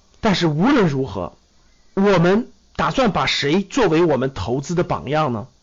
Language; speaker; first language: Chinese; native; Chinese